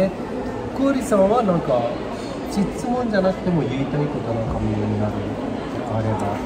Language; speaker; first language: Japanese; non-native, fluent; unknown